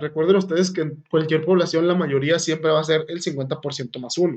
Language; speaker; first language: Spanish; native; Spanish